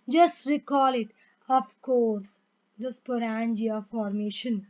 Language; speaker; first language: English; non-native, local second language; Kannada